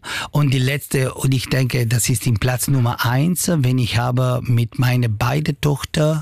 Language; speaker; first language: German; non-native, local second language; Italian